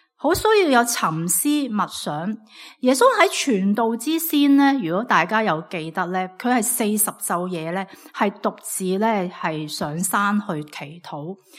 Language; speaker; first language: Cantonese; native; Cantonese